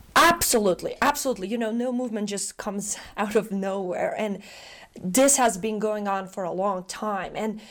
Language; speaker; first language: English; non-native, fluent; Macedonian